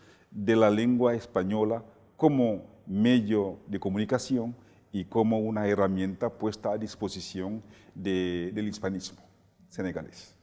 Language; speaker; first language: Spanish; non-native, fluent; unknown